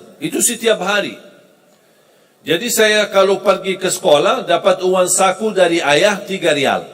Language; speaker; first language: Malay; non-native, fluent; Arabic